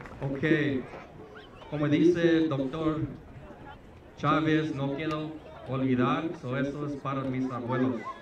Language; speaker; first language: Spanish; early bilingual, heritage; Spanish